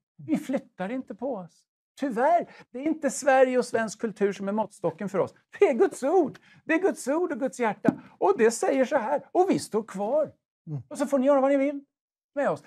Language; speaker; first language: Swedish; native; Swedish